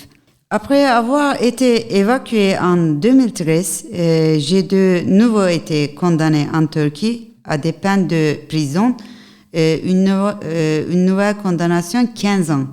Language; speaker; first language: French; non-native, learner; Turkish